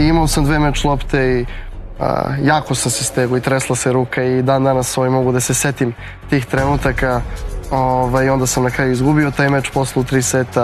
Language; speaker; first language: Serbian; native; Serbian